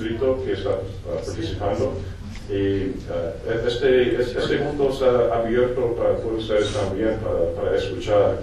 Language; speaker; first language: Spanish; non-native, learner; English